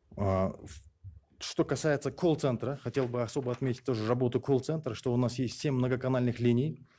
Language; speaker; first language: Russian; non-native, local second language; Kyrgyz